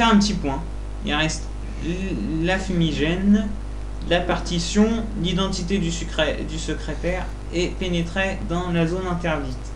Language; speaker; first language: French; native; French